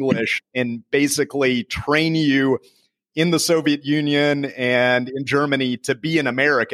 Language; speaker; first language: English; native; English